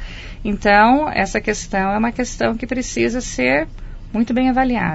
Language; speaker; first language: Portuguese; native; Portuguese